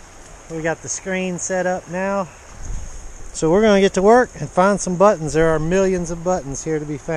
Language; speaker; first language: English; native; English